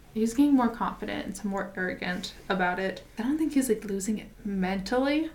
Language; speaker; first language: English; native; English